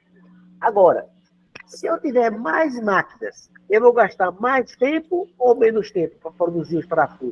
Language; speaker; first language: Portuguese; native; Portuguese